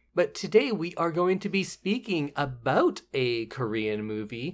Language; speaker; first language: English; native; English